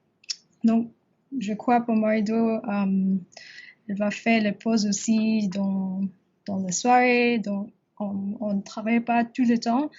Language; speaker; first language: French; non-native, learner; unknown